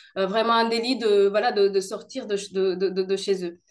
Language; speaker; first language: French; non-native, local second language; Kinyarwanda